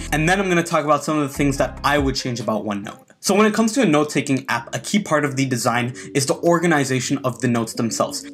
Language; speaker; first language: English; native; English